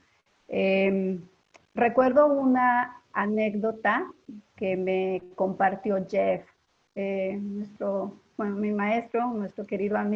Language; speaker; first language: Spanish; native; Spanish